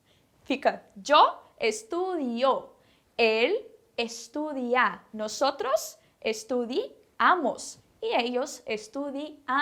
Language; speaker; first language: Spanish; non-native, fluent; Portuguese